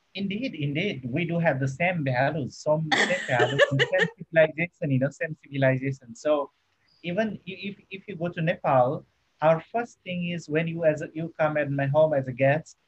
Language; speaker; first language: English; non-native, local second language; Nepali